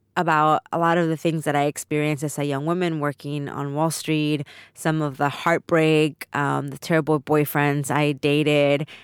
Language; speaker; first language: English; early bilingual, other home language; Spanish